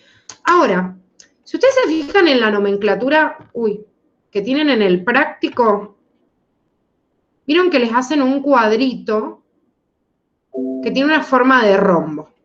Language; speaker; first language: Spanish; native; Spanish